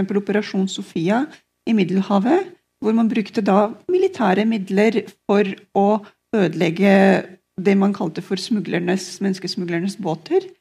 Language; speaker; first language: Norwegian; non-native, fluent; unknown